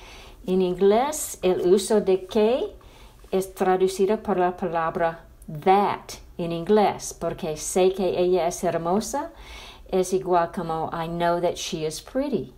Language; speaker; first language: Spanish; non-native, fluent; English